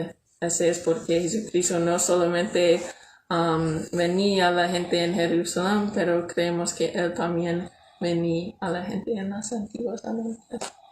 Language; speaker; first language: Spanish; non-native, learner; English